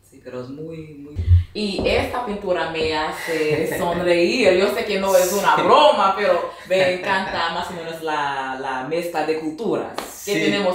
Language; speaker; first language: Spanish; non-native, fluent; English